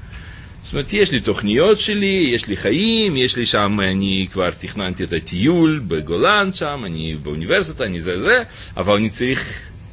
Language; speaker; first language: Hebrew; native; Hebrew